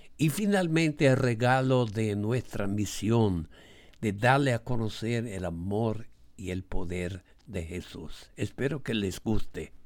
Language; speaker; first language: Spanish; non-native, fluent; English